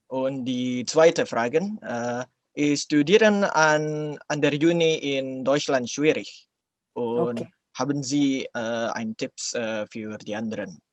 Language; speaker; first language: German; non-native, learner; Indonesian